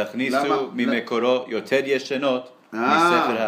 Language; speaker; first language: Hebrew; non-native, learner; English